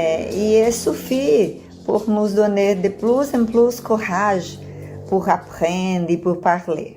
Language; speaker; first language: French; non-native, learner; Portuguese